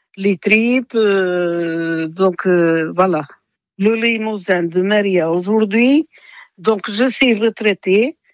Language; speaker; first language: French; non-native, fluent; Portuguese